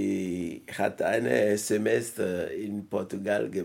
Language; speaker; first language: German; non-native, learner; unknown